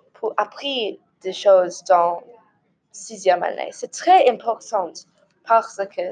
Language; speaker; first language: French; non-native, learner; English